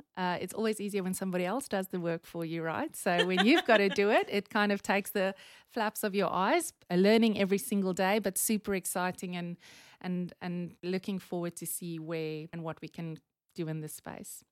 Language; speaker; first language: English; non-native, local second language; Afrikaans